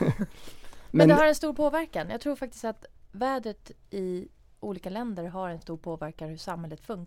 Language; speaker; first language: Swedish; early bilingual, other home language; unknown